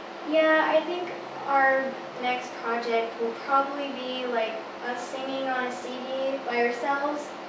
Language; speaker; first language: English; early bilingual, other home language; Portuguese